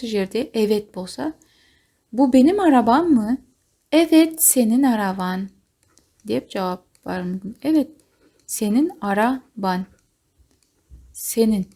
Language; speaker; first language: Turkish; non-native, fluent; Kazakh